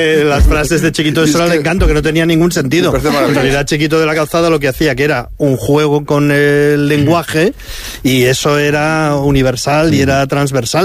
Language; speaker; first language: Spanish; native; Spanish